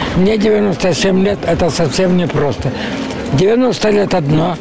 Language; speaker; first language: Ukrainian; non-native, local second language; Russian